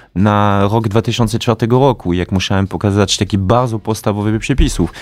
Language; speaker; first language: Polish; native; Polish